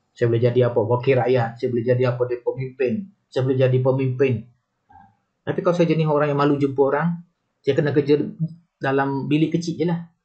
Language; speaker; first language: Malay; native; Malay